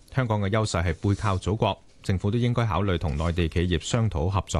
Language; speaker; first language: Cantonese; native; Cantonese